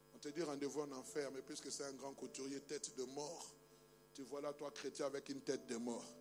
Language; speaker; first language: French; non-native, local second language; Luba-Lulua